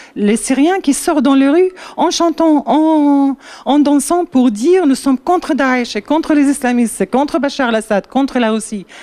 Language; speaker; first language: French; non-native, learner; Arabic